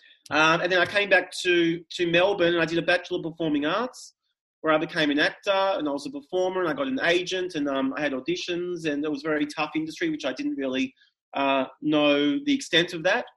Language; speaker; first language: English; native; English